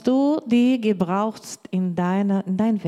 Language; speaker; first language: German; non-native, learner; Portuguese